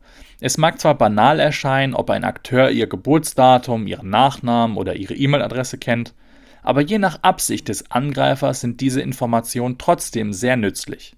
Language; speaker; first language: German; native; German